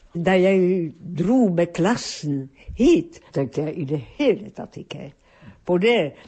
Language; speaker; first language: Norwegian; non-native, fluent; Czech